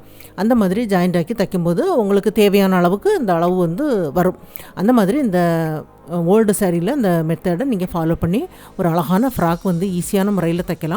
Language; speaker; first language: Tamil; native; Tamil